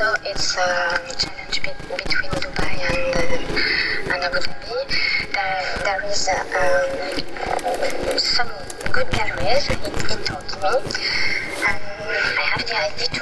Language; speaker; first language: English; non-native, fluent; French